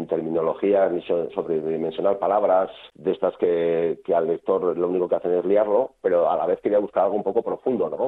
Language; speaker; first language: Spanish; native; Spanish